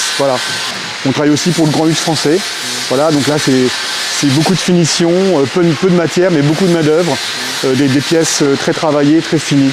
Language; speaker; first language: French; native; French